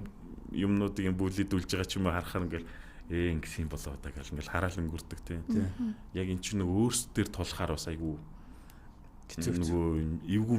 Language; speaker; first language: Mongolian; native; Mongolian